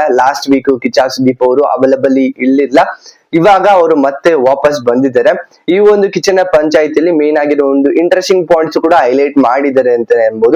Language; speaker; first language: Kannada; native; Kannada